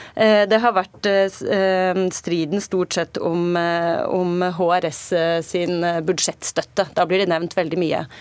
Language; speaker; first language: Norwegian; native; Norwegian